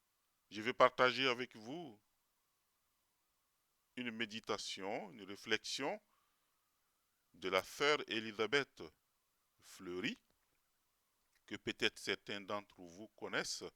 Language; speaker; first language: French; native; French